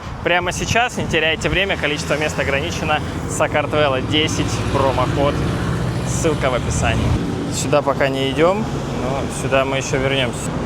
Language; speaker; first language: Russian; native; Russian